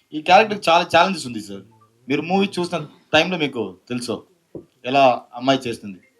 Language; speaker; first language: Telugu; non-native, learner; Tamil